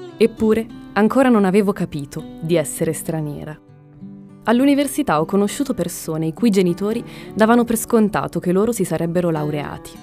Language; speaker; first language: Italian; early bilingual, other home language; Spanish